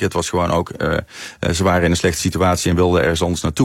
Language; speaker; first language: Dutch; native; Dutch